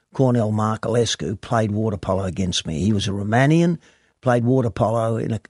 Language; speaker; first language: English; native; English